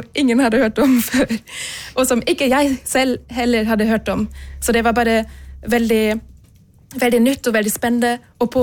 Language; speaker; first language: Norwegian; non-native, fluent; German